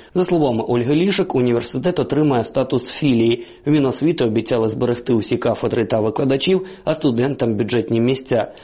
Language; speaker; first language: Ukrainian; native; Ukrainian